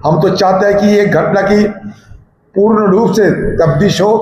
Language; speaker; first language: Hindi; non-native, local second language; Bangla